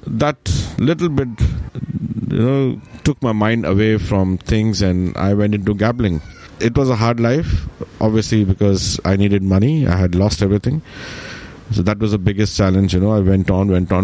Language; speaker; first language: English; non-native, local second language; Hindi